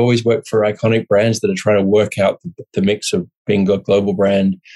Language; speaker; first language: English; native; English